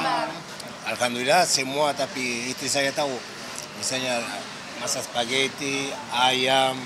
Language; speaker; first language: Indonesian; non-native, fluent; Spanish